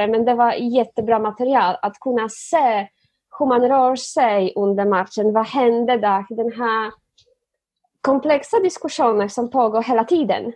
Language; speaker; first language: Swedish; non-native, fluent; Polish